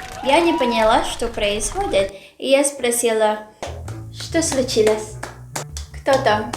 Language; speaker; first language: Russian; non-native, learner; Filipino